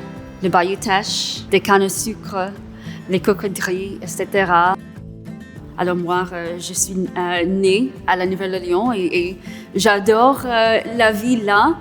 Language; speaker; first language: French; non-native, local second language; English